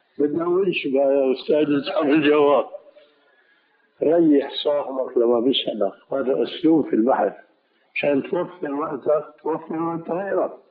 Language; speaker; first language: Arabic; early bilingual, other home language; Albanian